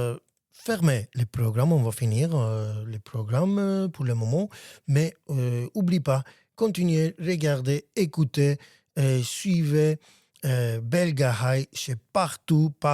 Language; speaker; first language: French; non-native, learner; Armenian